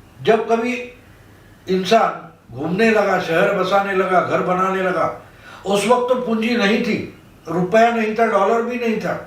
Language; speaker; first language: Hindi; non-native, local second language; Marathi